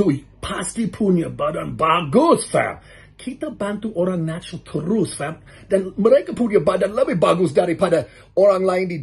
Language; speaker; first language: Indonesian; non-native, learner; English